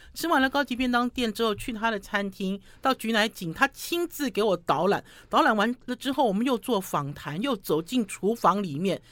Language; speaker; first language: Chinese; native; Chinese